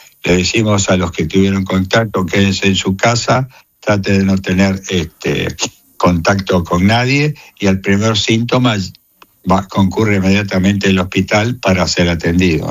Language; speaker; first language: Spanish; native; Spanish